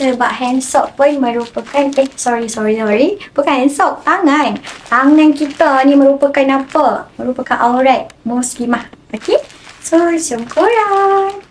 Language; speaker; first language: Malay; native; Malay